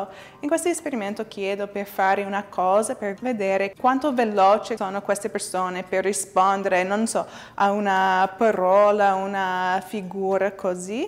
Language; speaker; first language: Italian; non-native, learner; English